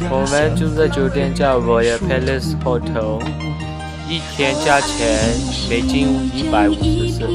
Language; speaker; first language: Chinese; non-native, learner; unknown